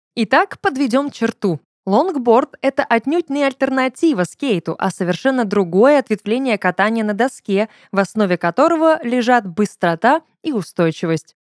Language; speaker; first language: Russian; native; Russian